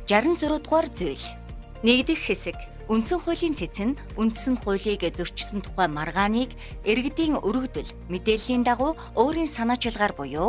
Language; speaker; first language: Mongolian; native; Mongolian